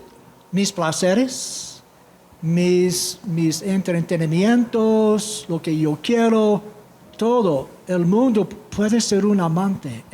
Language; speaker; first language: Spanish; non-native, fluent; English